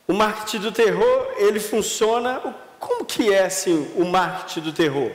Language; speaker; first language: Portuguese; native; Portuguese